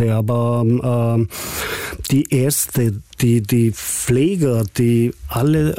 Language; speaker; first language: German; non-native, fluent; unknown